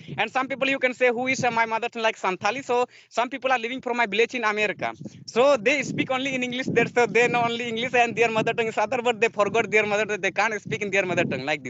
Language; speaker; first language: English; non-native, learner; Santali